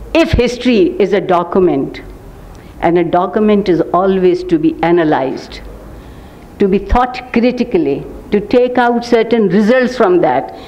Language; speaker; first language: English; non-native, local second language; Urdu